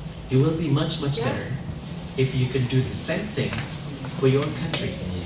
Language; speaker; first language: English; non-native, fluent; Indonesian